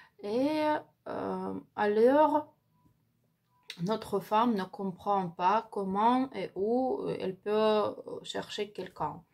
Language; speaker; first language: French; non-native, learner; Ukrainian